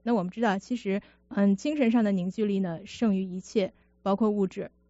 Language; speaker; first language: Chinese; native; Chinese